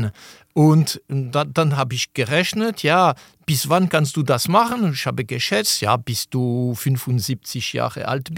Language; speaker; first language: German; non-native, local second language; French